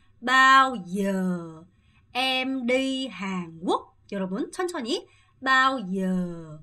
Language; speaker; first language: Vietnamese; non-native, fluent; Korean